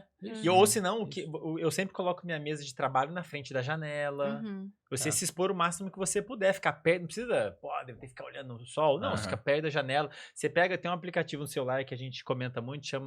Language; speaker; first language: Portuguese; native; Portuguese